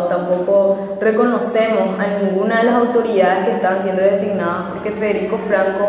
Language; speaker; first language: Spanish; native; Spanish